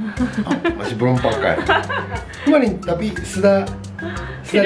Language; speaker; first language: Indonesian; non-native, learner; Japanese